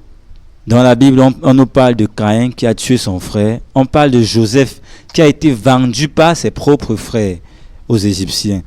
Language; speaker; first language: French; non-native, local second language; Lingala